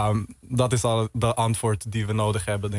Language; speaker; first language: Dutch; early bilingual, heritage; Dutch